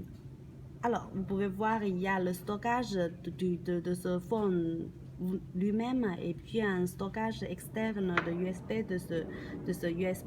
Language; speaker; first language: French; non-native, learner; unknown